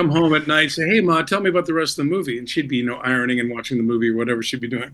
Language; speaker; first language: English; native; English